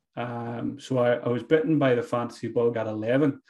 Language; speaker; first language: English; native; English